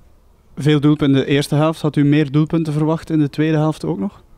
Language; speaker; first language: Dutch; native; Dutch